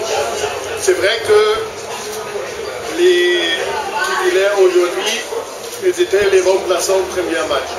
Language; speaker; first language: French; non-native, fluent; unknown